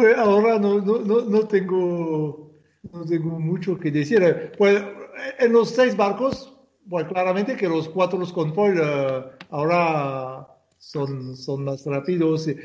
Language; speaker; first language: Spanish; non-native, fluent; French